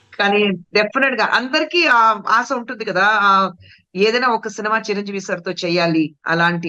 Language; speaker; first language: Telugu; non-native, fluent; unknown